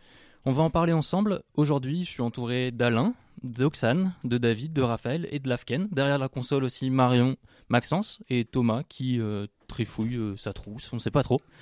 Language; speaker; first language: French; native; French